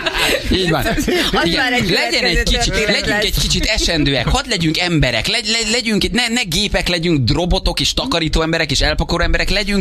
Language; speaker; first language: Hungarian; native; Hungarian